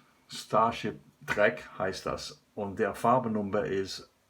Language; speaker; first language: German; non-native, learner; English